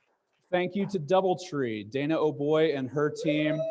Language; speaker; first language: English; native; English